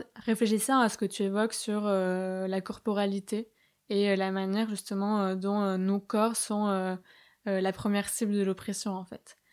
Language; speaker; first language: French; native; French